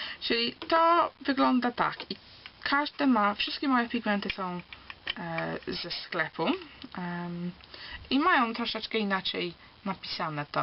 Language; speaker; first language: Polish; early bilingual, heritage; Polish